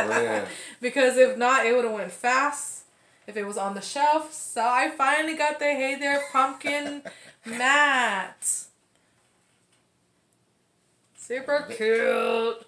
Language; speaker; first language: English; native; English